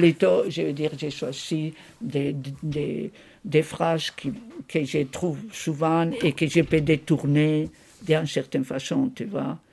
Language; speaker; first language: French; non-native, fluent; Spanish